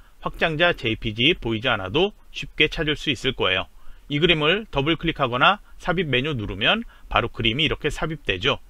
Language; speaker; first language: Korean; native; Korean